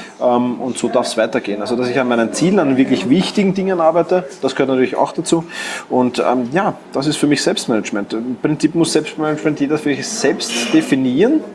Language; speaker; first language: German; native; German